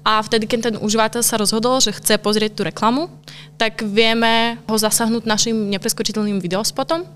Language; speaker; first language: Slovak; non-native, local second language; Hungarian